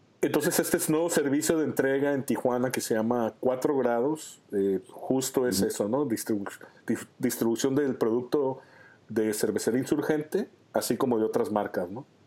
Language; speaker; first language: Spanish; native; Spanish